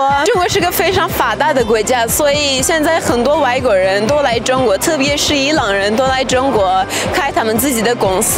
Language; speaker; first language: Chinese; non-native, fluent; Persian